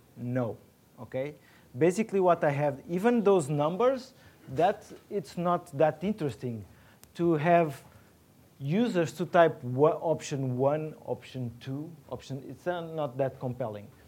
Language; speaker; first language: English; non-native, fluent; Portuguese